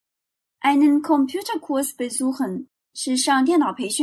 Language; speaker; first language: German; non-native, fluent; Chinese